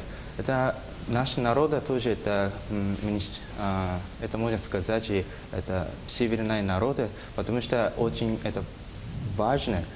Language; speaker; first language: Russian; non-native, learner; Japanese